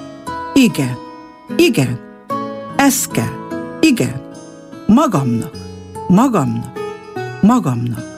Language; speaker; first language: Hungarian; native; Hungarian